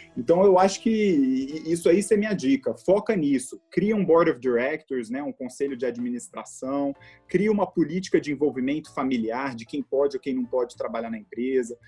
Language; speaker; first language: Portuguese; native; Portuguese